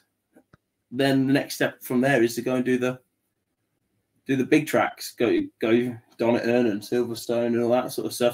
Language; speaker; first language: English; native; English